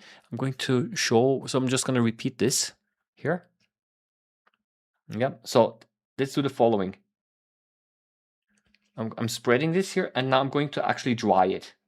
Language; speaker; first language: English; non-native, fluent; German